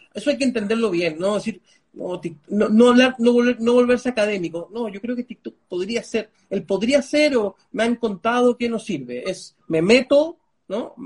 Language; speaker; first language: Spanish; early bilingual, other home language; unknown